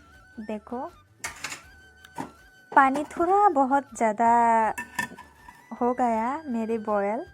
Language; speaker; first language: Hindi; non-native, local second language; Kok Borok